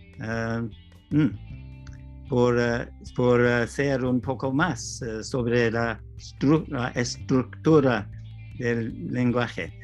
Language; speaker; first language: Spanish; non-native, learner; English